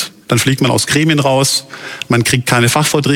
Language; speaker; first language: German; native; German